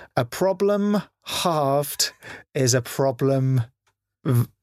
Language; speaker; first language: English; native; English